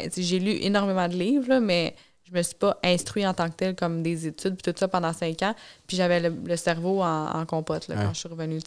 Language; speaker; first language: French; native; French